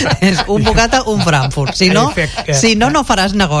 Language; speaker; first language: Catalan; native; Catalan